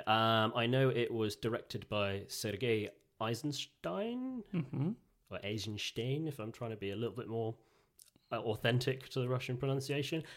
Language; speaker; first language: English; native; English